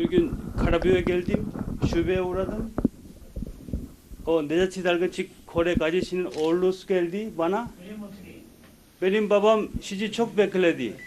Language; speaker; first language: Turkish; non-native, fluent; Korean